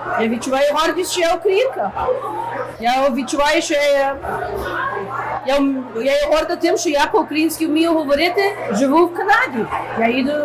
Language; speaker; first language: Ukrainian; early bilingual, heritage; Ukrainian